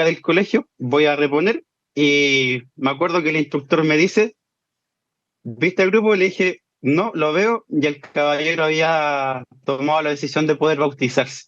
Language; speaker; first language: Spanish; native; Spanish